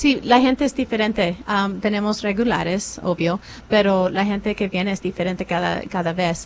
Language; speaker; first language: Spanish; non-native, fluent; English